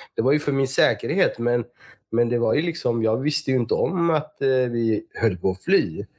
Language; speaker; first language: Swedish; early bilingual, other home language; Persian